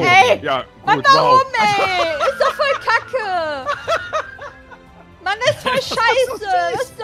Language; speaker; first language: German; native; German